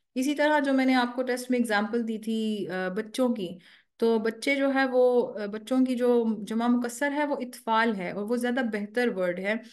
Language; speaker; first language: Urdu; native; Urdu